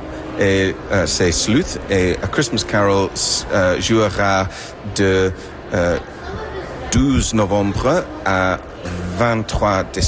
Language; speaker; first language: French; non-native, fluent; English